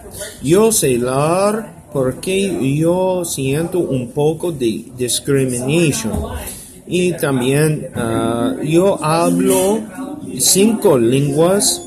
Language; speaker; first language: Spanish; non-native, learner; English